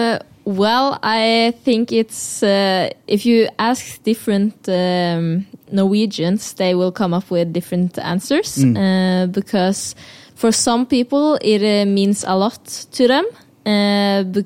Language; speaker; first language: English; non-native, fluent; Norwegian